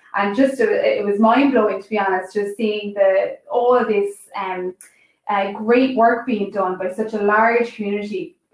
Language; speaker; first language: English; native; English